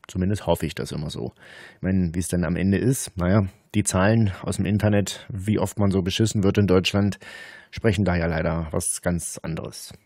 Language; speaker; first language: German; native; German